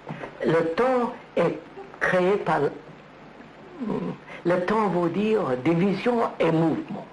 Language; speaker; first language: French; non-native, learner; Telugu